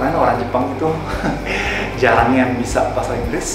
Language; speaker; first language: Indonesian; non-native, fluent; Japanese